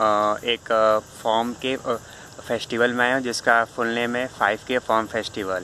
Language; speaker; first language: Hindi; native; Hindi